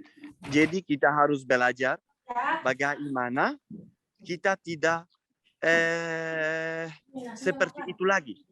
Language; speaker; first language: Indonesian; non-native, fluent; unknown